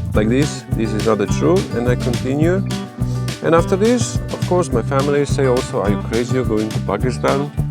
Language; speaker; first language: English; non-native, fluent; Croatian